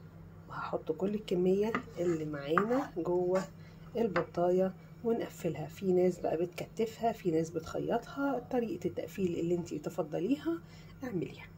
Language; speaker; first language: Arabic; native; Arabic